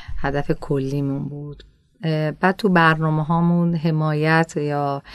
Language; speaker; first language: Persian; native; Persian